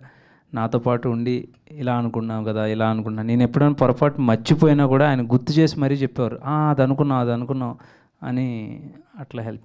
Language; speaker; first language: Telugu; native; Telugu